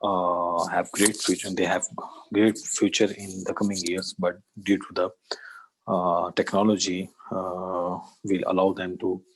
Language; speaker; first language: English; non-native, learner; Urdu